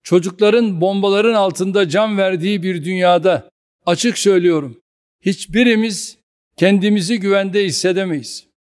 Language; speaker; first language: Turkish; native; Turkish